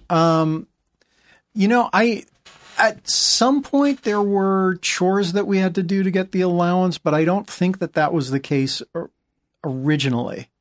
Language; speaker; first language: English; native; English